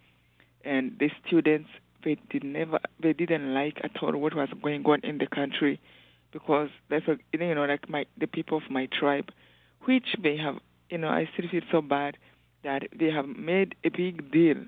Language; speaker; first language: English; non-native, local second language; Kinyarwanda